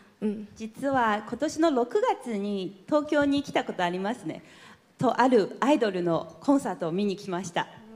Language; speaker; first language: Japanese; non-native, fluent; Chinese